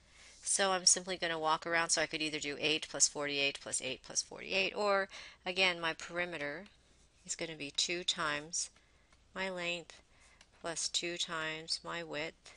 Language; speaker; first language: English; native; English